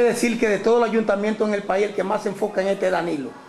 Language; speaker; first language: Spanish; native; Spanish